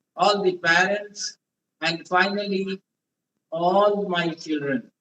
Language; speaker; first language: English; non-native, local second language; Hindi